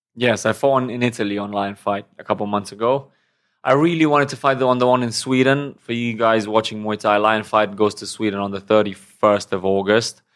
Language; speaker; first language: English; non-native, fluent; Romanian